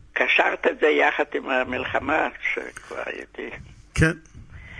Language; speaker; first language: Hebrew; non-native, fluent; Yiddish